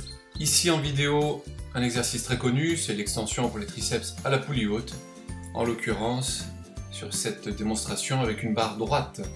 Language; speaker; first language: French; native; French